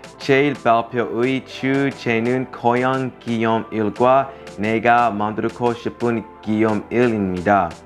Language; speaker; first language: Korean; non-native, learner; English